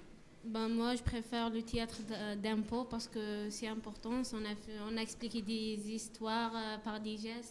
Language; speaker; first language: French; non-native, learner; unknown